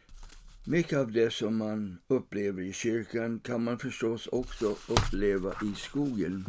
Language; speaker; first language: Swedish; non-native, fluent; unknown